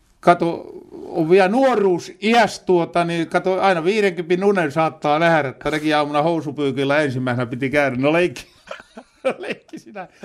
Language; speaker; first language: Finnish; native; Finnish